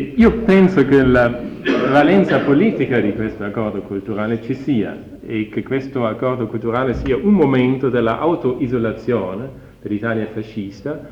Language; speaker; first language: Italian; non-native, fluent; German